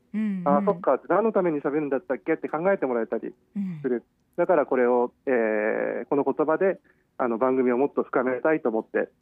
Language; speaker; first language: Japanese; native; Japanese